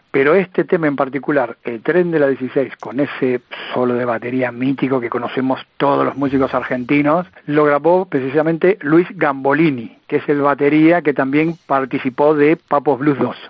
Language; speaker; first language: Spanish; native; Spanish